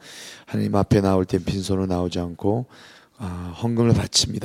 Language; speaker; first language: Korean; native; Korean